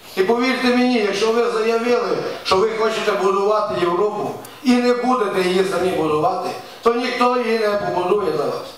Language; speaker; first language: Ukrainian; native; Ukrainian